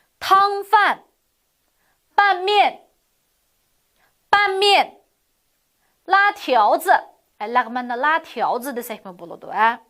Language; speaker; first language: Chinese; non-native, fluent; Uyghur